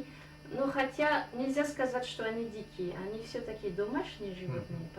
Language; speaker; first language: Russian; non-native, fluent; French